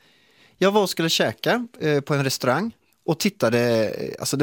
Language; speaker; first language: Swedish; native; Swedish